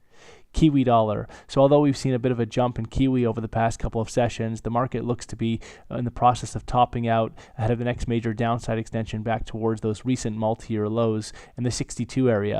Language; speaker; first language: English; native; English